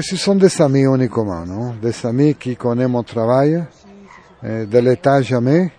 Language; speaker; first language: French; non-native, learner; Spanish